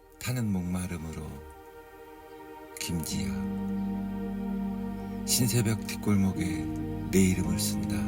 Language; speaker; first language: Korean; native; Korean